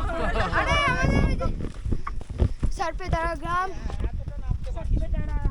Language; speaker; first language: Hindi; non-native, local second language; Bangla